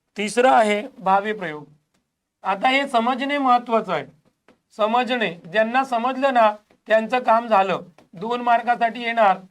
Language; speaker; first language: Marathi; non-native, local second language; Hindi